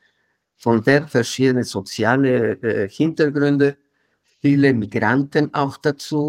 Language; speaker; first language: German; non-native, fluent; Spanish